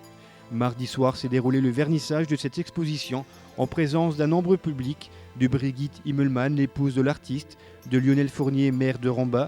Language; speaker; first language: French; native; French